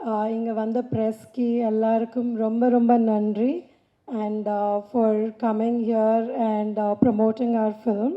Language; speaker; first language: Tamil; non-native, learner; Telugu